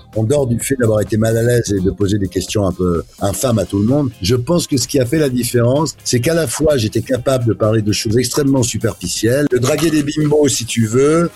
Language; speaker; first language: French; early bilingual, other home language; Italian